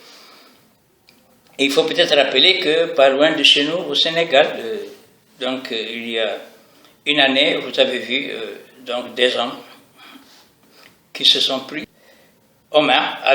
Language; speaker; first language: French; non-native, local second language; Arabic